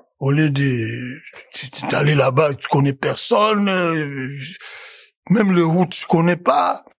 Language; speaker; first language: French; non-native, local second language; Lingala